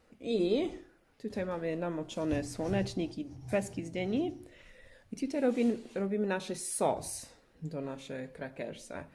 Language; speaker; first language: Polish; non-native, learner; English